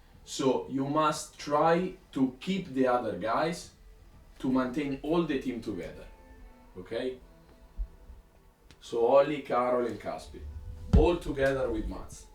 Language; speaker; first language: English; non-native, learner; Italian